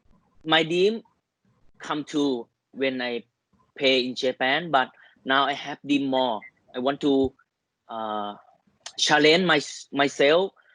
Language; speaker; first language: English; non-native, learner; Thai